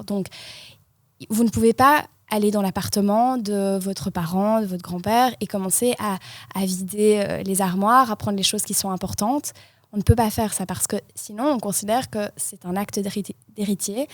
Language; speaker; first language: French; native; French